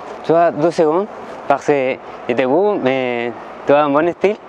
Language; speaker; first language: French; non-native, learner; Spanish